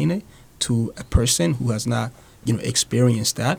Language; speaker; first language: English; non-native, fluent; Rundi